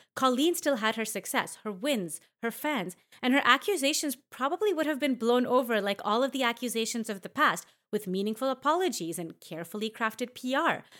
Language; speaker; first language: English; early bilingual, other home language; Hindi